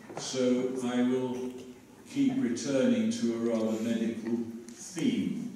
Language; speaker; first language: English; native; English